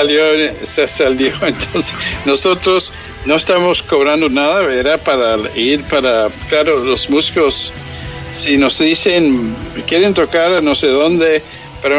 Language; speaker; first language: Spanish; early bilingual, heritage; English